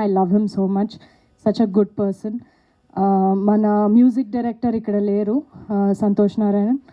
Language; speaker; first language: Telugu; non-native, local second language; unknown